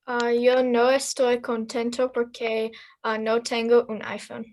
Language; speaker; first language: Spanish; non-native, learner; English